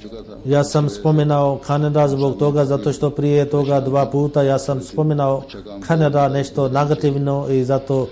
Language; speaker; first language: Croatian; non-native, fluent; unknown